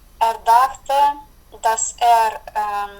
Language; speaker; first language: German; non-native, learner; Ukrainian